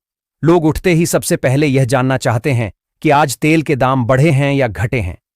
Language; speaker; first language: Hindi; native; Hindi